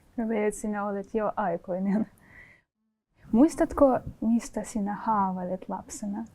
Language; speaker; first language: Finnish; non-native, fluent; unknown